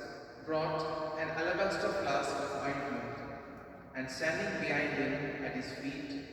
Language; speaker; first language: English; non-native, local second language; Konkani